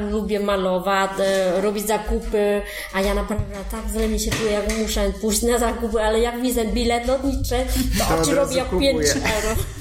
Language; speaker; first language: Polish; non-native, fluent; Vietnamese